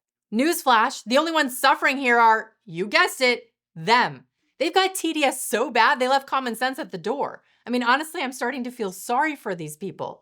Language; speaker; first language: English; native; English